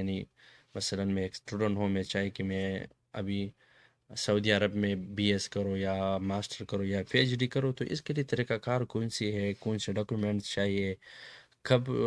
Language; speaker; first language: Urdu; non-native, local second language; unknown